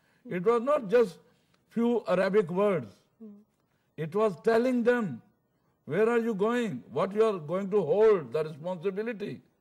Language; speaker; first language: English; non-native, local second language; Urdu